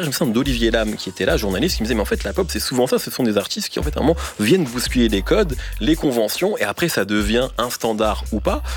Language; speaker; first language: French; native; French